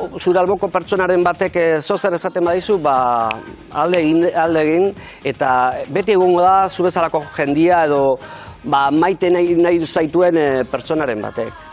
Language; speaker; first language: Basque; native; Basque